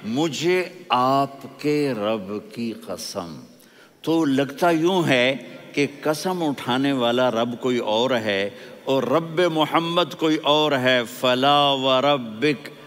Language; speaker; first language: Urdu; non-native, local second language; Punjabi